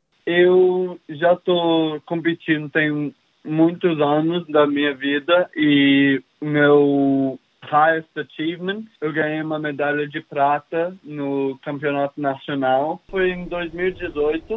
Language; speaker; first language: Portuguese; early bilingual, heritage; English